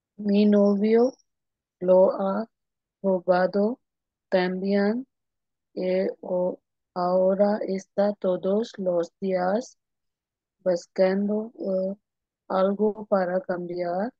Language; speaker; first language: Spanish; non-native, learner; Urdu